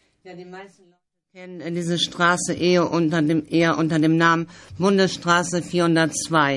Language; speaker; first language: German; native; German